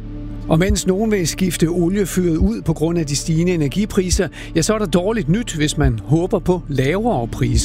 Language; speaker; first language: Danish; native; Danish